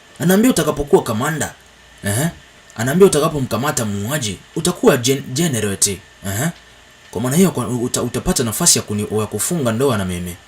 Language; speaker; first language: Swahili; native; Swahili